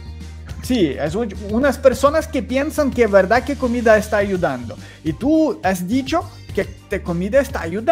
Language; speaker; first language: Spanish; non-native, learner; Ukrainian